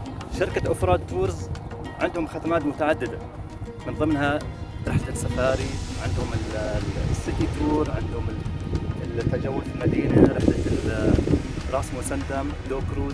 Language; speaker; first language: Arabic; native; Arabic